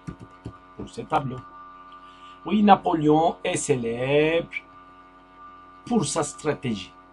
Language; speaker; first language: French; non-native, fluent; Turkish